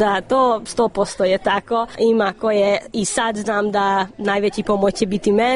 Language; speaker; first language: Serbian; non-native, local second language; Hungarian